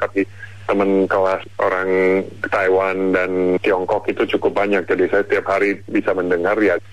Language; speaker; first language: Indonesian; non-native, fluent; English